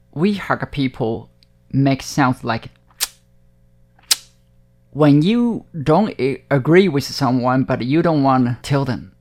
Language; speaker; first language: English; non-native, fluent; Hakka Chinese